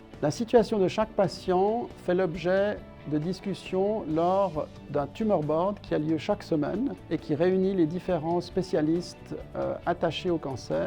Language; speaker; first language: French; native; French